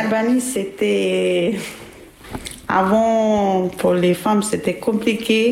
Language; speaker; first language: French; non-native, learner; Albanian